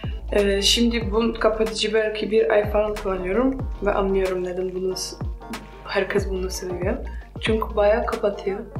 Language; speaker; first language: Turkish; non-native, fluent; Polish